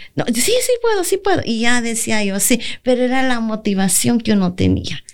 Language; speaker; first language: Spanish; native; Spanish